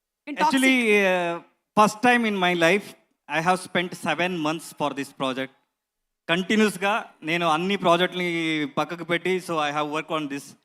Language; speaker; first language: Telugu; non-native, learner; Kannada